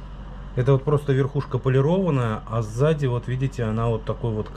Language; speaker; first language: Russian; native; Russian